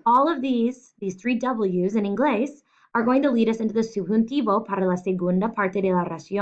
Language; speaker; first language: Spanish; non-native, fluent; English